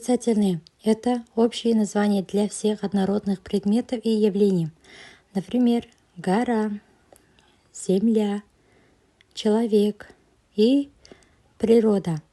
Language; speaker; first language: Russian; non-native, local second language; Kazakh